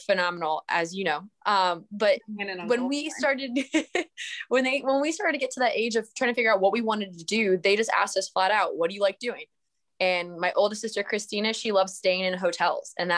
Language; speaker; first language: English; native; English